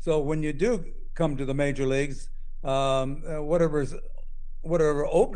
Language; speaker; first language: English; native; English